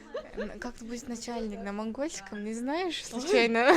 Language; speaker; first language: Russian; non-native, fluent; Mongolian